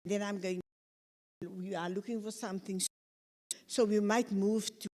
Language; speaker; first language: English; non-native, local second language; Afrikaans